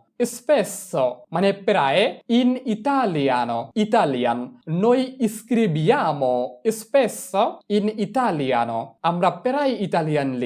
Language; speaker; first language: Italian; non-native, fluent; Bangla